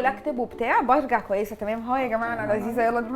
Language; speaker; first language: Arabic; native; Arabic